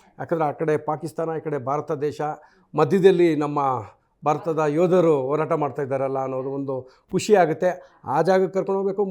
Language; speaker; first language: Kannada; non-native, local second language; Telugu